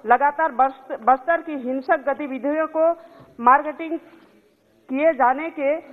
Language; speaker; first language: Hindi; native; Hindi